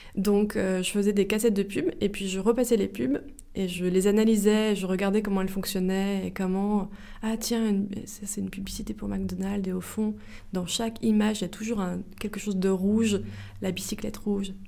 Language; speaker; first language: French; native; French